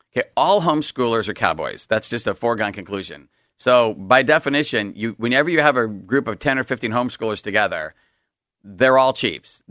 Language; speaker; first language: English; native; English